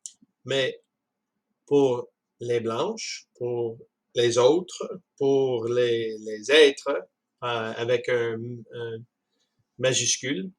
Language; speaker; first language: French; non-native, fluent; English